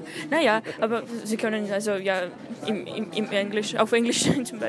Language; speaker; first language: German; non-native, learner; Russian